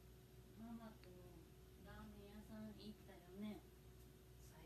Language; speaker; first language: Japanese; native; Japanese